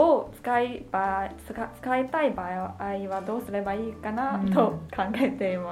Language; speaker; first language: Japanese; non-native, fluent; Chinese